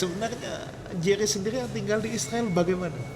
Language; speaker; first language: Indonesian; native; Indonesian